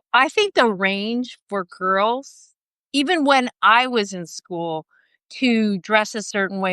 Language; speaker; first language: English; native; English